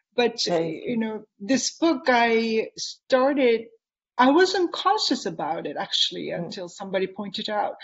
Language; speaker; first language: English; non-native, fluent; Japanese